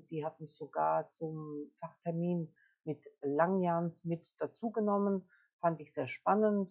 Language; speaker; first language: German; native; German